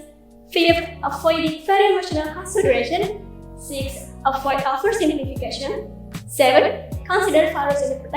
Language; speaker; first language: English; non-native, learner; Indonesian